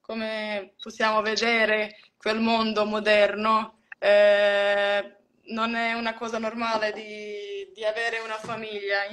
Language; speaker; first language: Italian; non-native, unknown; Croatian